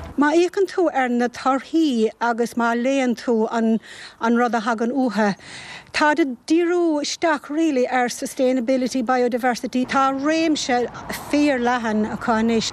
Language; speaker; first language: Irish; native; Irish